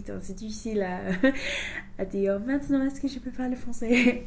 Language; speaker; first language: French; non-native, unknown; English